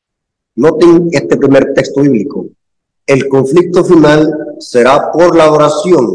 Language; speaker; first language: Spanish; native; Spanish